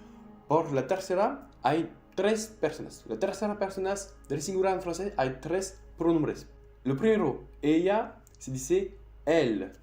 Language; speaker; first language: Spanish; non-native, fluent; French